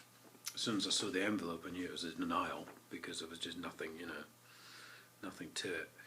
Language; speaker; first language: English; native; English